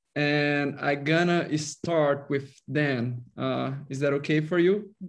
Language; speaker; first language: English; non-native, fluent; Portuguese